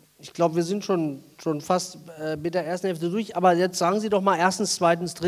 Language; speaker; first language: German; native; German